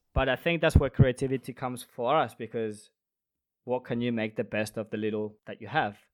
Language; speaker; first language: English; non-native, fluent; Spanish